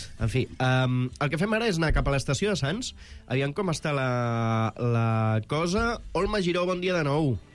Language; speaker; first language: Catalan; native; Catalan